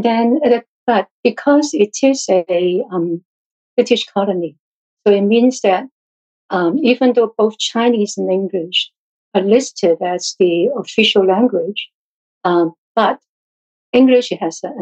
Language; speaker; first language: English; non-native, local second language; Cantonese